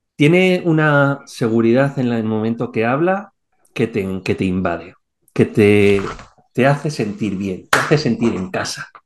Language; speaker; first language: Spanish; native; Spanish